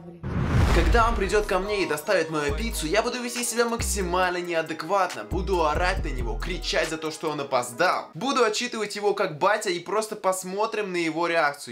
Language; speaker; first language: Russian; native; Russian